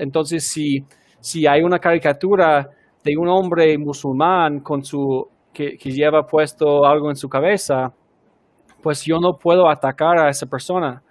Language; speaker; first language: Spanish; non-native, fluent; English